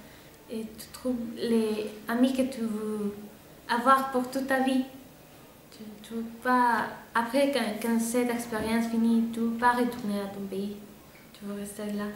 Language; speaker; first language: French; non-native, fluent; Spanish